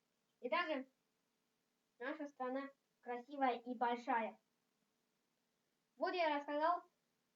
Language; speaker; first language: Russian; non-native, local second language; Kazakh